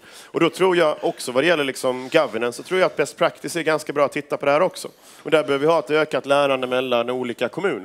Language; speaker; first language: Swedish; native; Swedish